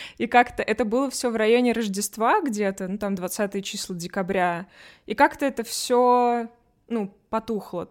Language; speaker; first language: Russian; native; Russian